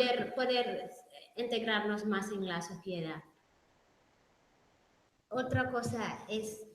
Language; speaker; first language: Spanish; non-native, fluent; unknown